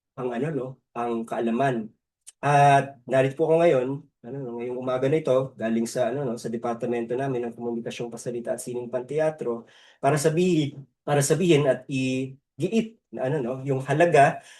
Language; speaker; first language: Filipino; native; Filipino